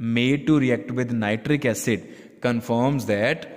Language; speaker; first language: English; non-native, local second language; Punjabi